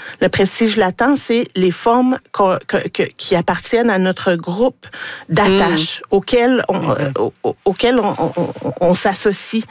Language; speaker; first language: French; native; French